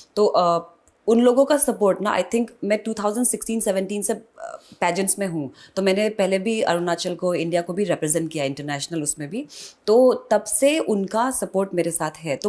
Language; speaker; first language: Hindi; non-native, local second language; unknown